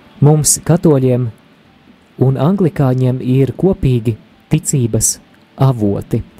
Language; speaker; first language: Latvian; native; Latvian